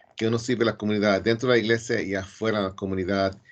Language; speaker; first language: Spanish; early bilingual, heritage; Spanish